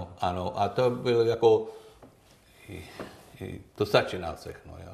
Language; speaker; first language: Czech; non-native, learner; Swedish